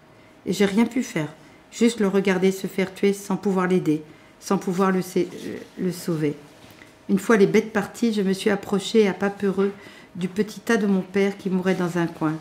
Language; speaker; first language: French; native; French